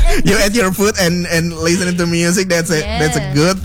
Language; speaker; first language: English; non-native, fluent; Indonesian